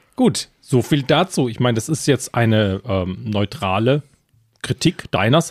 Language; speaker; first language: German; native; German